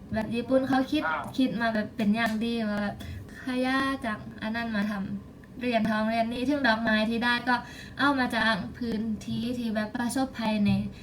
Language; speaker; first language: Thai; native; Thai